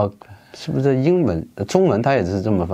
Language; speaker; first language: Chinese; native; Chinese